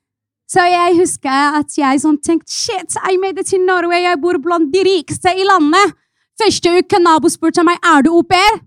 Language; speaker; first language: Norwegian; non-native, fluent; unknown